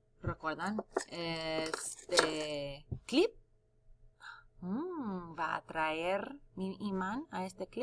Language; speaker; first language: Spanish; non-native, fluent; English